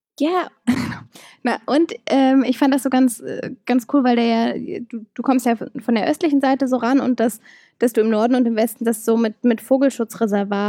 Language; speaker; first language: German; native; German